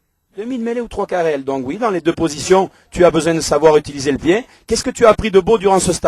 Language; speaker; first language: French; native; French